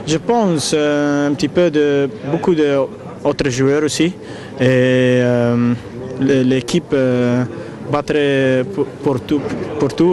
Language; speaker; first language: French; non-native, learner; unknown